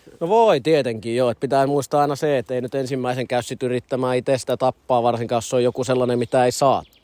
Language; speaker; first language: Finnish; native; Finnish